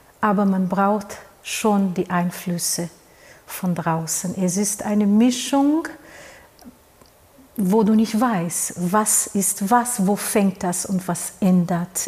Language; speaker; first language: German; non-native, fluent; Portuguese